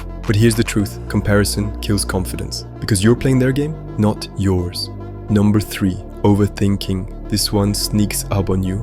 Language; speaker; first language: English; native; English